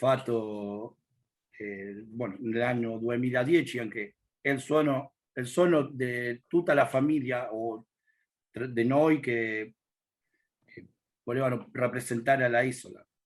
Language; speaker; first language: Italian; non-native, learner; Spanish